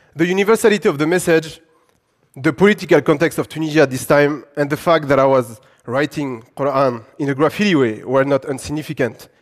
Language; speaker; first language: English; non-native, fluent; French